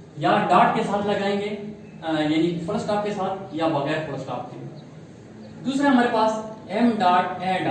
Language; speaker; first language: Urdu; native; Urdu